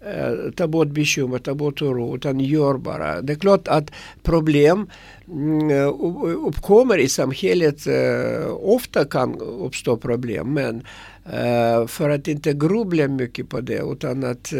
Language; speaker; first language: Swedish; non-native, fluent; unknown